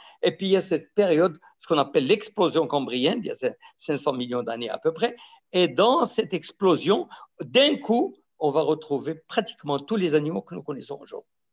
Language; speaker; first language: French; non-native, local second language; Arabic